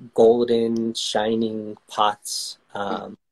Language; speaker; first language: English; native; English